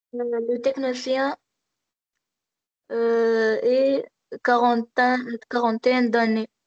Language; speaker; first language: French; non-native, learner; Arabic